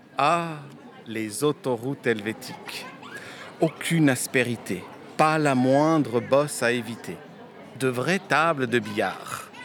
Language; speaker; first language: French; early bilingual, other home language; Romanian